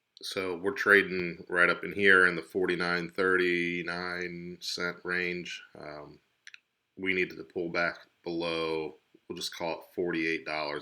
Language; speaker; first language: English; native; English